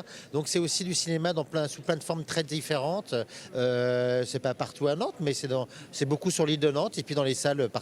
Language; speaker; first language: French; native; French